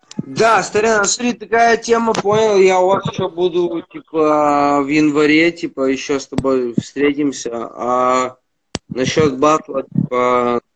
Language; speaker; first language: Russian; native; Russian